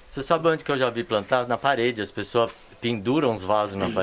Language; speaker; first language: Portuguese; native; Portuguese